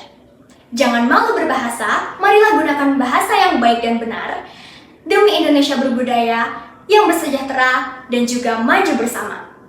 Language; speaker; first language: Indonesian; native; Indonesian